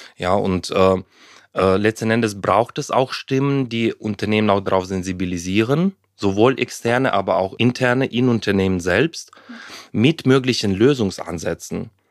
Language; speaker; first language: German; non-native, fluent; Ukrainian